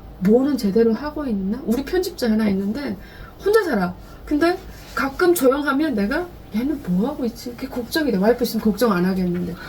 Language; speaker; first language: Korean; native; Korean